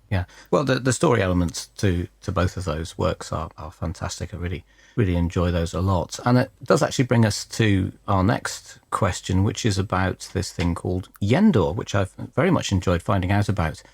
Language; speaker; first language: English; native; English